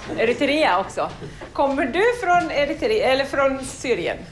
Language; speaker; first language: Swedish; non-native, fluent; Arabic